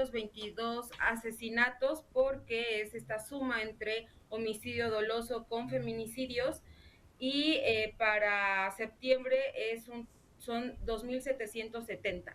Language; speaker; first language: Spanish; native; Spanish